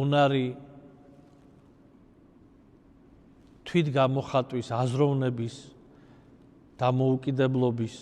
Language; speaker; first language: Georgian; native; Georgian